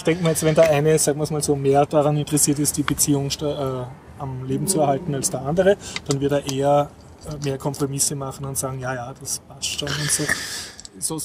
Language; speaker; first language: German; native; German